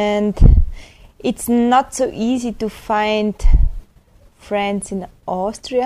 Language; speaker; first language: English; non-native, fluent; German